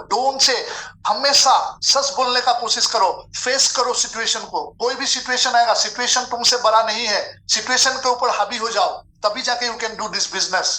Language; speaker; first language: Hindi; non-native, local second language; Assamese